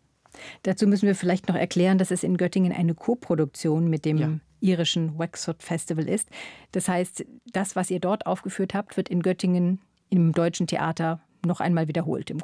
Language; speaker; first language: German; native; German